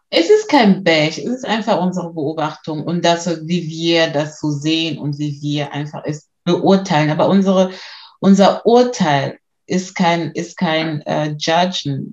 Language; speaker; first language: German; early bilingual, other home language; Lingala